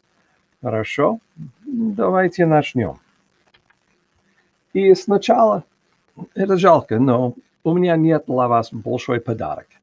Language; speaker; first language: Russian; non-native, learner; English